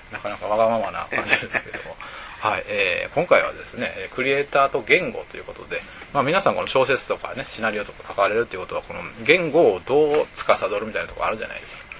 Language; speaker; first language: Japanese; native; Japanese